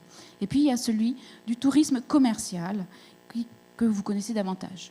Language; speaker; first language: French; native; French